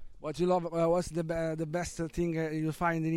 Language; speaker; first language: English; non-native, learner; Italian